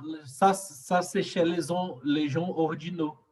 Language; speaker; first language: French; non-native, learner; Portuguese